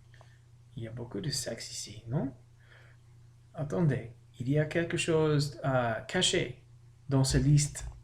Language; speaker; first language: French; non-native, learner; English